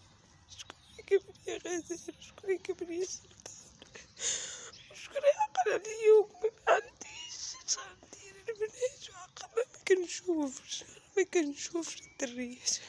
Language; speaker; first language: Arabic; native; Arabic